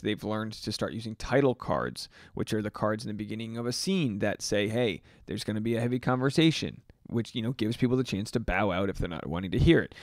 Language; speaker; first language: English; native; English